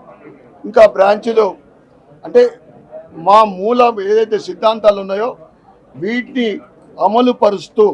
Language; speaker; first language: Telugu; native; Telugu